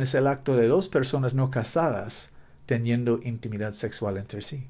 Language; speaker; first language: Spanish; non-native, learner; English